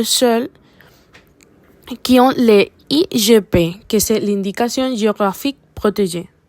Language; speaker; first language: French; non-native, learner; Spanish